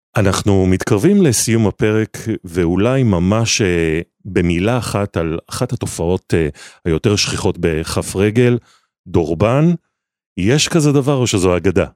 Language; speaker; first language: Hebrew; native; Hebrew